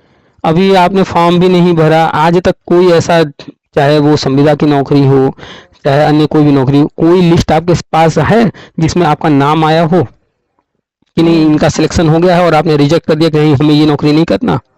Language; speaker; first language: Hindi; native; Hindi